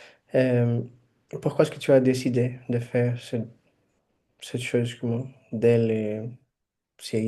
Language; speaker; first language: French; non-native, fluent; Portuguese